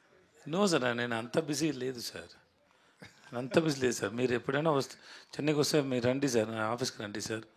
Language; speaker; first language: Telugu; non-native, learner; Tamil